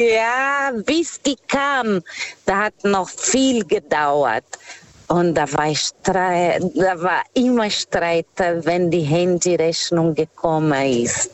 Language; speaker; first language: German; non-native, fluent; Portuguese